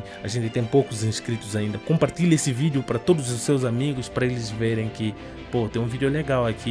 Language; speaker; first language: Portuguese; non-native, fluent; Upper Guinea Crioulo